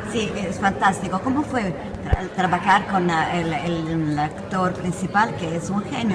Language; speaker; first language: Spanish; non-native, fluent; Italian